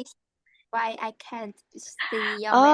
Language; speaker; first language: English; non-native, learner; Vietnamese